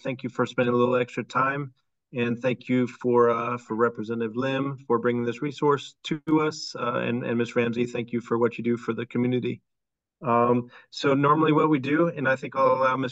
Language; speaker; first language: English; native; English